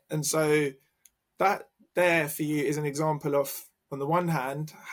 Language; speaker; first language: English; native; English